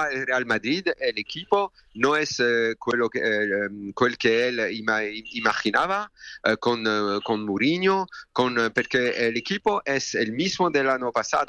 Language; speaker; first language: Spanish; non-native, learner; French